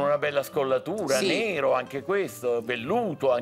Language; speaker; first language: Italian; native; Italian